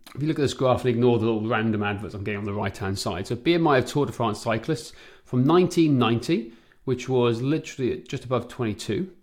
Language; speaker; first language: English; native; English